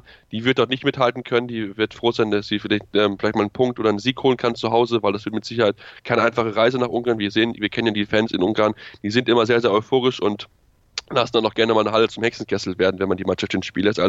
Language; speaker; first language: German; native; German